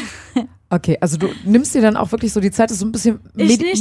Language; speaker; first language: German; native; German